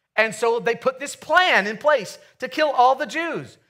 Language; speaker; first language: English; native; English